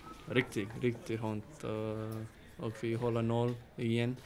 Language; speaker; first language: Swedish; non-native, learner; English